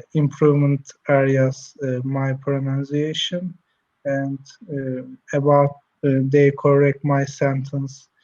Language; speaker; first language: English; non-native, learner; Turkish